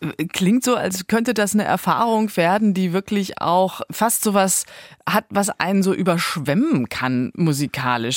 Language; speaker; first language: German; native; German